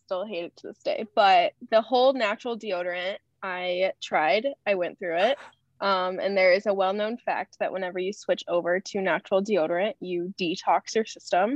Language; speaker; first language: English; native; English